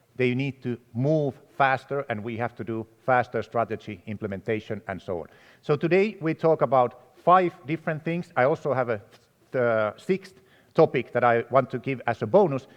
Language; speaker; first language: English; non-native, fluent; Finnish